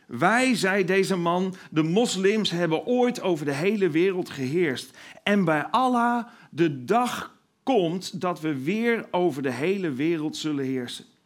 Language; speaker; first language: Dutch; native; Dutch